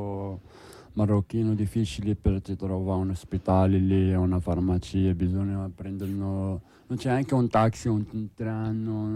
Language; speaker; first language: Italian; non-native, learner; Arabic